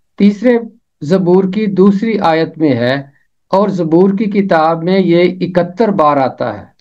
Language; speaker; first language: Urdu; native; Urdu